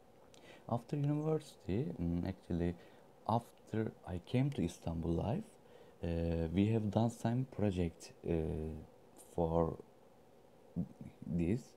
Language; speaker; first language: English; non-native, learner; Turkish